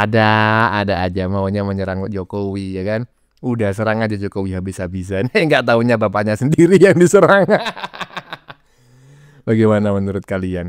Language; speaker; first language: Indonesian; native; Indonesian